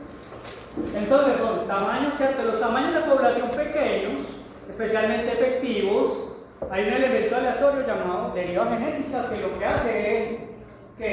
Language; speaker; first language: Spanish; native; Spanish